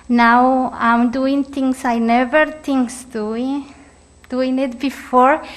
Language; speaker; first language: English; non-native, learner; Spanish